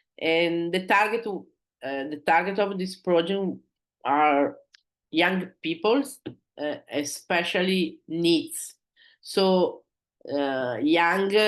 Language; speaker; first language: English; non-native, learner; Italian